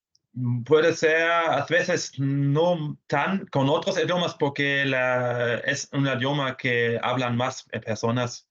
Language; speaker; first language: Spanish; non-native, fluent; German